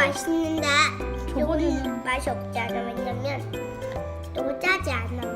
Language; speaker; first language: Korean; early bilingual, heritage; Korean